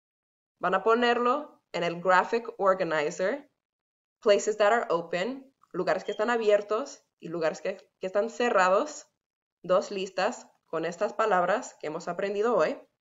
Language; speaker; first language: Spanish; non-native, fluent; English